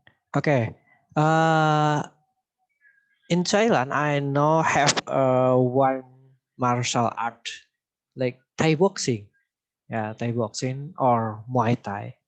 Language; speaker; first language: English; non-native, learner; Indonesian